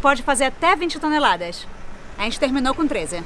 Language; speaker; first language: Portuguese; native; Portuguese